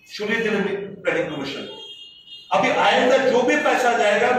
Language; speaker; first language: Hindi; non-native, local second language; Bangla